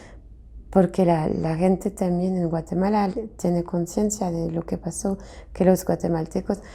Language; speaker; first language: Spanish; non-native, fluent; French